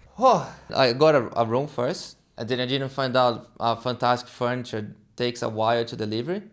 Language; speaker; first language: English; non-native, learner; Portuguese